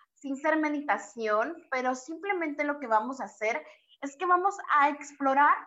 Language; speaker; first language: Spanish; native; Spanish